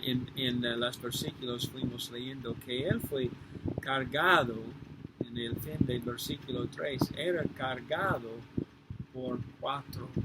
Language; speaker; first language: Spanish; non-native, fluent; English